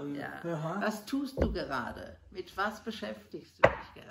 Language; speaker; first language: German; non-native, learner; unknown